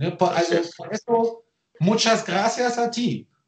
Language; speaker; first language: Spanish; non-native, fluent; German